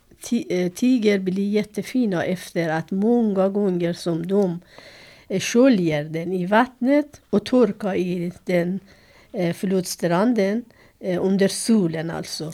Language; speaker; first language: Swedish; non-native, learner; Persian